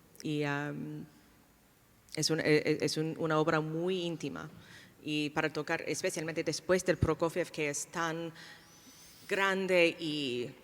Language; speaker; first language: Spanish; non-native, fluent; English